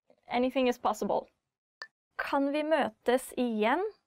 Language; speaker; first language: Norwegian; native; Norwegian